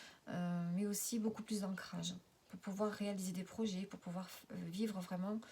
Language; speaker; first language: French; native; French